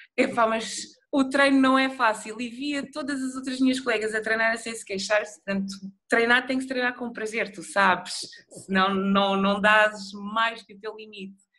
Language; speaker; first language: Portuguese; early bilingual, other home language; Upper Guinea Crioulo